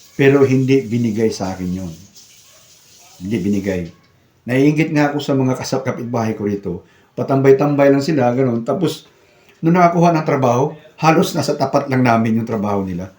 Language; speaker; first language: Filipino; non-native, local second language; Cebuano